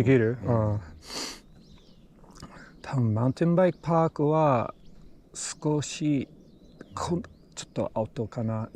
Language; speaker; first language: Japanese; non-native, learner; English